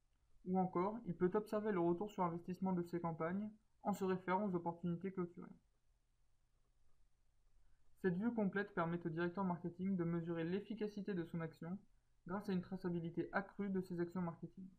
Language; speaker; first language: French; native; French